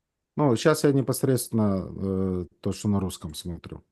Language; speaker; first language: Russian; native; Russian